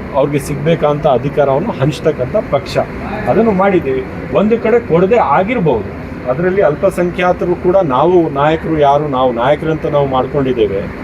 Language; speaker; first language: Kannada; non-native, local second language; Urdu